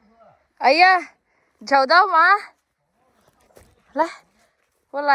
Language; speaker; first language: Chinese; non-native, learner; Filipino